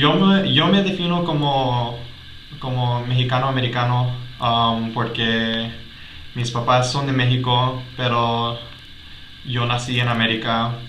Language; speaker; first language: Spanish; early bilingual, heritage; Spanish